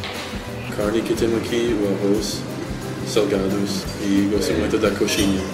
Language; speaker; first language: Portuguese; non-native, learner; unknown